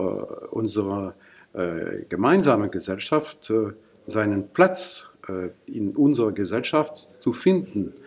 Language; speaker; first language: German; non-native, fluent; French